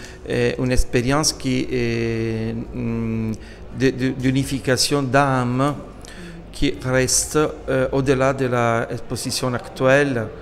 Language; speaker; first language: French; non-native, learner; Italian